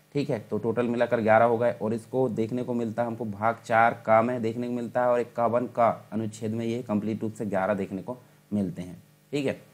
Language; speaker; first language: Hindi; native; Hindi